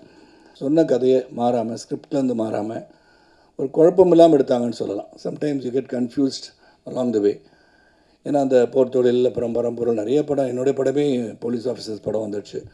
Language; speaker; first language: Tamil; native; Tamil